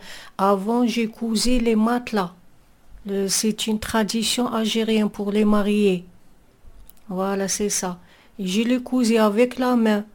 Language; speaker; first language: French; non-native, local second language; Arabic